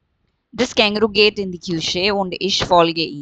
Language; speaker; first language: German; non-native, fluent; Hindi